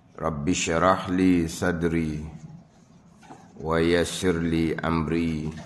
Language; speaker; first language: Malay; native; Malay